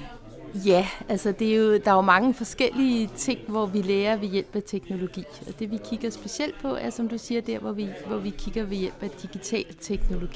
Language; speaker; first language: Danish; native; Danish